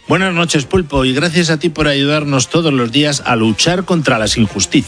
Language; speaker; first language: Spanish; native; Spanish